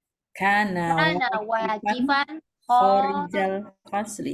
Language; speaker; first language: Arabic; non-native, learner; Indonesian